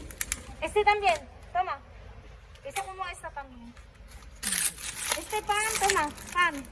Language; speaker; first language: Spanish; non-native, learner; Filipino